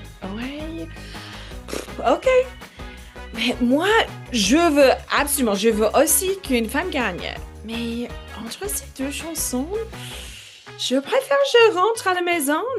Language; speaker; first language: French; non-native, fluent; English